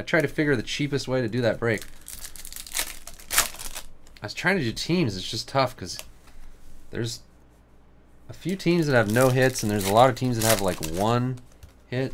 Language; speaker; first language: English; native; English